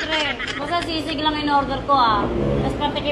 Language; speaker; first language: Filipino; native; Filipino